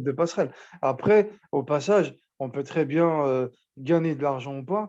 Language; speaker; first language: French; non-native, local second language; Arabic